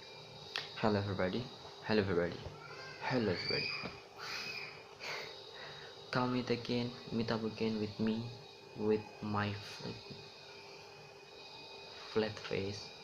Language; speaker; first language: English; non-native, learner; Indonesian